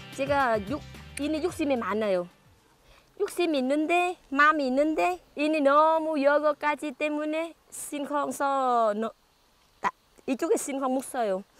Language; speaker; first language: Korean; non-native, learner; Vietnamese